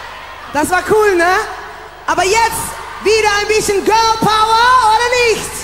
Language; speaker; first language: German; non-native, learner; English